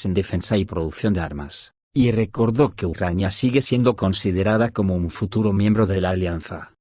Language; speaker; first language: Spanish; native; Spanish